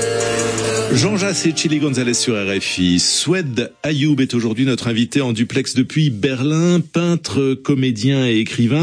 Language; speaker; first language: French; native; French